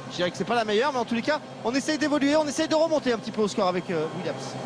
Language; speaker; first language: French; native; French